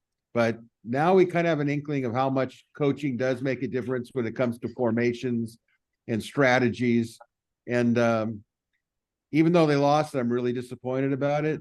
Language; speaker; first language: English; native; English